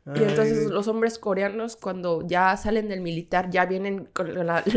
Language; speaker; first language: Spanish; non-native, fluent; Korean